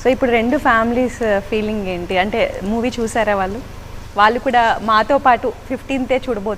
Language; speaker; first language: Telugu; native; Telugu